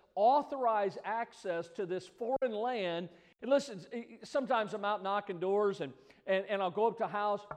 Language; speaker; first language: English; native; English